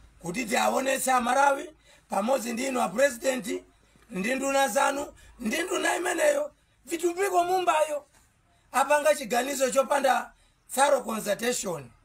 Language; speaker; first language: Nyanja; non-native, local second language; Tumbuka